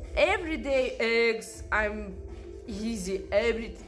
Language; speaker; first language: English; non-native, learner; Russian